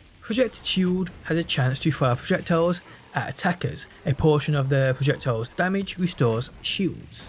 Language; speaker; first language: English; native; English